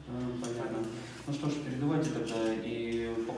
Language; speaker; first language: Russian; native; Russian